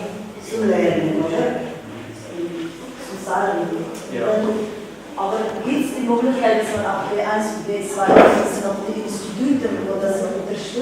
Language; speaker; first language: German; non-native, learner; Somali